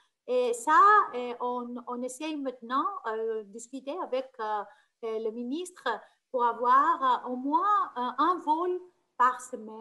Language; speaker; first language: French; non-native, fluent; Greek